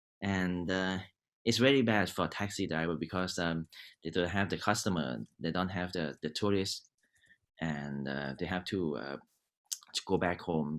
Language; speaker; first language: English; non-native, learner; Thai